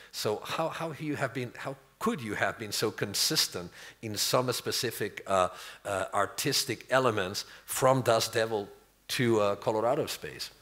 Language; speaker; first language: English; non-native, fluent; Spanish